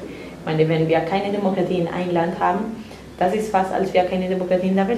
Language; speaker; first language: German; non-native, fluent; Spanish